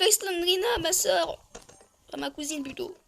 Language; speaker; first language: French; native; French